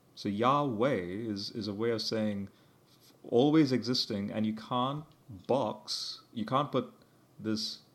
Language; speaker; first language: English; early bilingual, heritage; English